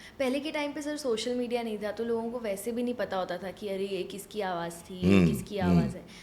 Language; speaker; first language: Hindi; native; Hindi